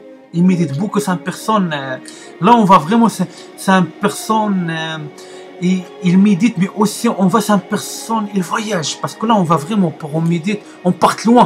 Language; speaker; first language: French; non-native, learner; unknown